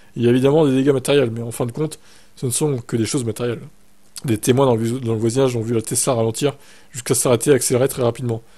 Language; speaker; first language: French; native; French